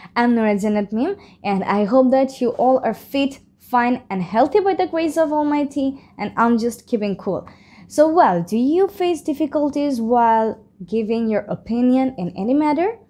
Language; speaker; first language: English; non-native, local second language; Bangla